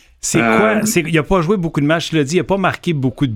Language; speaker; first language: French; native; French